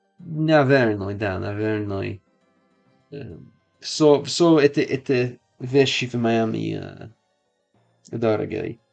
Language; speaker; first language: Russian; non-native, learner; English